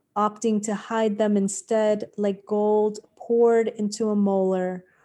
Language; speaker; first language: English; native; English